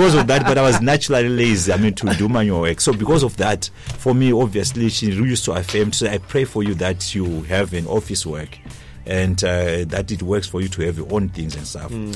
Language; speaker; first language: English; non-native, local second language; Shona